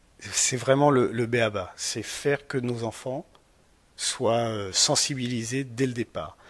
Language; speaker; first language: French; native; French